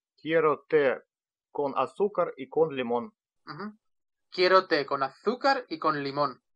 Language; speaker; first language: Spanish; non-native, learner; Russian